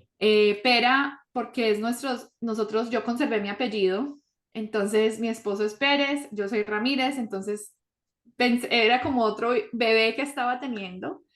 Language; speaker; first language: Spanish; early bilingual, heritage; Spanish